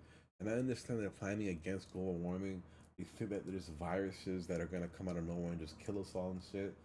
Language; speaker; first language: English; early bilingual, other home language; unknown